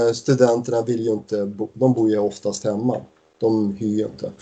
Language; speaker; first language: Swedish; native; Swedish